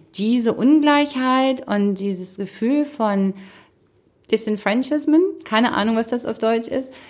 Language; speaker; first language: German; native; German